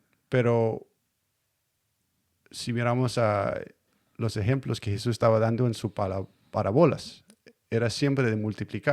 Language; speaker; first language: Spanish; non-native, learner; Danish